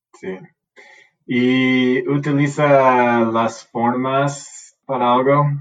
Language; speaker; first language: Spanish; non-native, learner; English